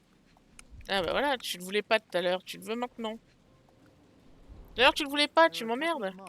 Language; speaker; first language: French; native; French